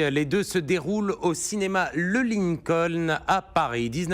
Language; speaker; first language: French; native; French